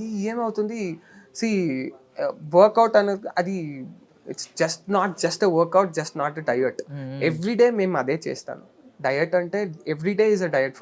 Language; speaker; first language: Telugu; non-native, learner; Kannada